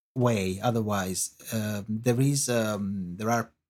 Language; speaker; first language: English; non-native, fluent; Italian